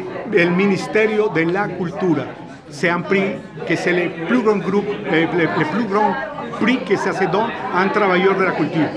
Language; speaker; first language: French; non-native, fluent; Spanish